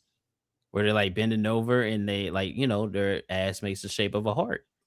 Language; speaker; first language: English; native; English